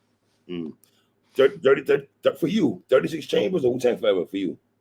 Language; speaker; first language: English; native; English